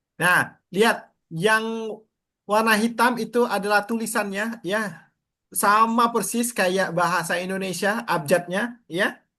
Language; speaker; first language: Indonesian; native; Indonesian